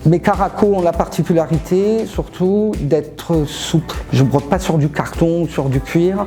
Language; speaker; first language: French; non-native, local second language; Arabic